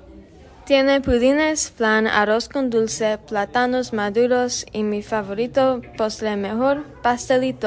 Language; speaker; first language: Spanish; non-native, learner; English